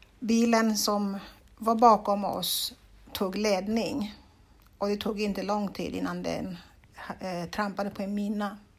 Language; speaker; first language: Swedish; non-native, fluent; Kongo